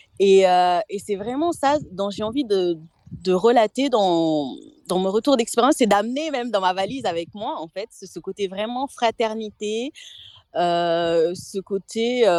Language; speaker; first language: French; non-native, local second language; Malagasy